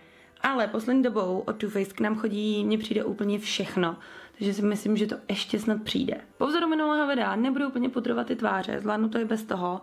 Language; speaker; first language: Czech; native; Czech